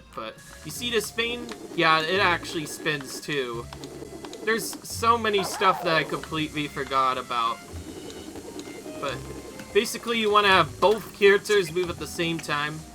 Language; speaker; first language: English; native; English